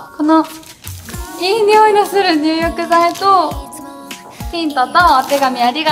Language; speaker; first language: Japanese; native; Japanese